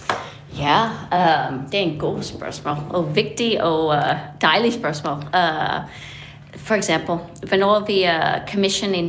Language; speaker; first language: Danish; non-native, fluent; English